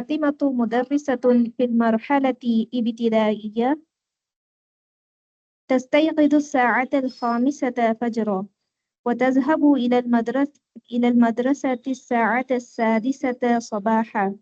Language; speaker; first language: Arabic; non-native, learner; Tamil